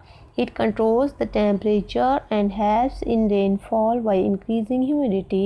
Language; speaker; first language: English; non-native, local second language; Hindi